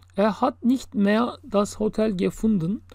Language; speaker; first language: German; non-native, fluent; Turkish